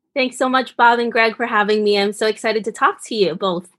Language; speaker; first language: English; early bilingual, other home language; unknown